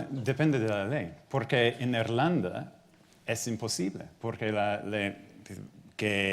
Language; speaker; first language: Spanish; non-native, fluent; English